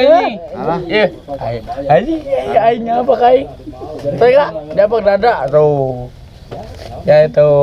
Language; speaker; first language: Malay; non-native, local second language; Sundanese